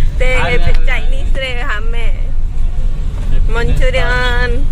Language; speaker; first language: Gujarati; non-native, local second language; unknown